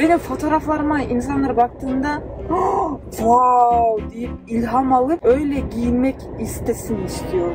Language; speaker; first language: Turkish; non-native, fluent; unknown